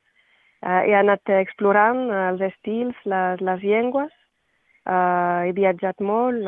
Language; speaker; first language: Catalan; non-native, local second language; French